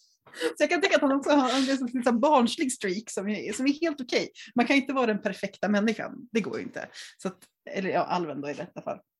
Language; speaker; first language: Swedish; native; Swedish